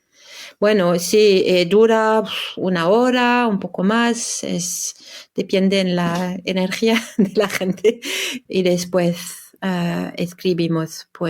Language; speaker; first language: Spanish; non-native, fluent; French